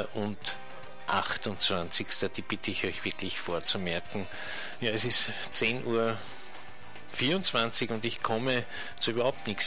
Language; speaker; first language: German; native; German